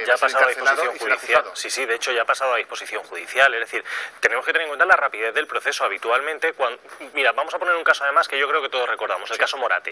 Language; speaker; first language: Spanish; native; Spanish